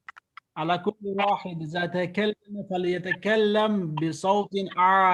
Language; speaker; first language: Arabic; non-native, fluent; Urdu